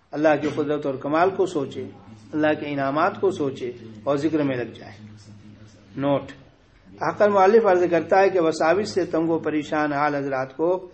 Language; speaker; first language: Urdu; native; Urdu